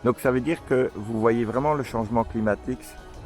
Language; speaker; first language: French; native; French